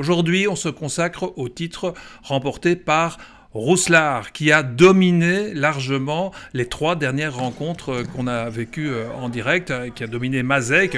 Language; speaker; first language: French; native; French